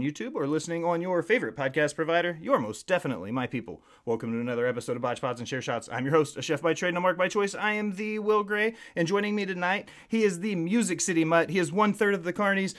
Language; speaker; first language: English; native; English